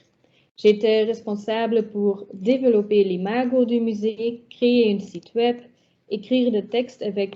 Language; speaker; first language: French; non-native, local second language; Dutch